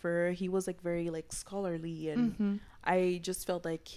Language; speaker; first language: English; non-native, fluent; Haitian Creole